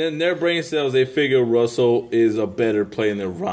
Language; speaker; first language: English; native; English